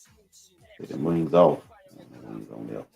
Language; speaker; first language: English; native; English